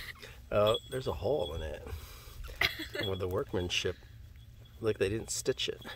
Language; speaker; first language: English; native; English